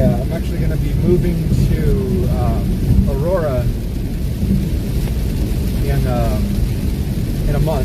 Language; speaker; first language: English; native; English